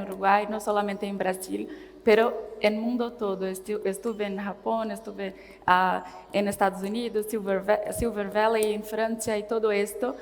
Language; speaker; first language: Spanish; non-native, learner; Portuguese